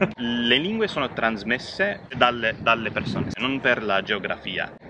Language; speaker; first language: Italian; non-native, fluent; English